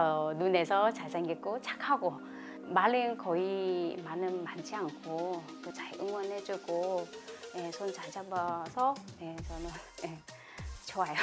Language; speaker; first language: Korean; non-native, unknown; Vietnamese